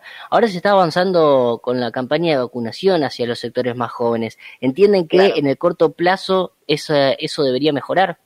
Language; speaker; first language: Spanish; native; Spanish